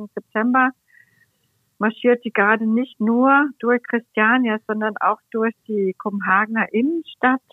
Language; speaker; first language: German; non-native, fluent; Danish